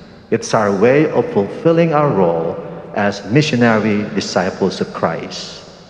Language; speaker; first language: English; non-native, local second language; Pampanga